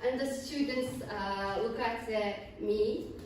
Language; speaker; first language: English; non-native, learner; Kazakh